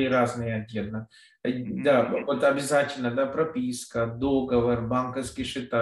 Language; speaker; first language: Russian; non-native, fluent; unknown